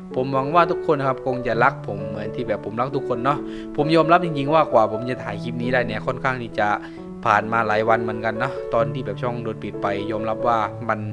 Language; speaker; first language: Thai; non-native, local second language; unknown